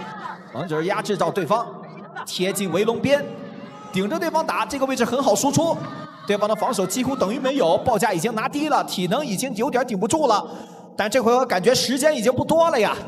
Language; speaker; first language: Chinese; native; Chinese